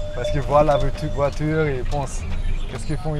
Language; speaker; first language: French; non-native, fluent; Portuguese